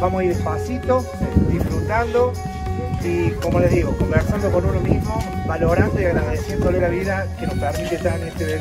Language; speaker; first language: Spanish; native; Spanish